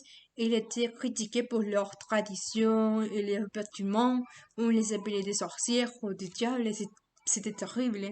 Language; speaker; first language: French; non-native, learner; Spanish